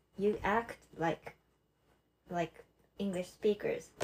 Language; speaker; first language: English; non-native, fluent; Japanese